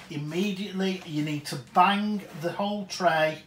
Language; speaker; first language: English; native; English